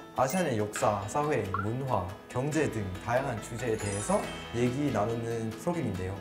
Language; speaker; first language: Korean; non-native, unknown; Malay